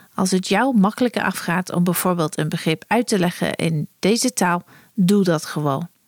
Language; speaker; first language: Dutch; non-native, fluent; English